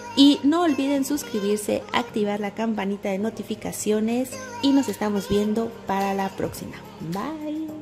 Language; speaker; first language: Spanish; native; Spanish